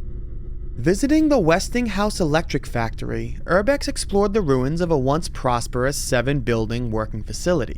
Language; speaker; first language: English; native; English